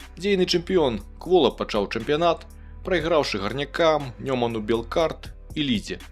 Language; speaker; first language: Belarusian; native; Belarusian